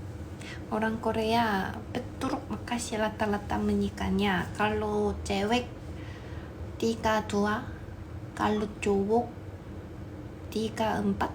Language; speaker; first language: Indonesian; non-native, fluent; Korean